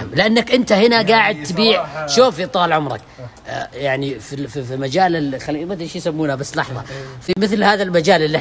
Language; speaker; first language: Arabic; native; Arabic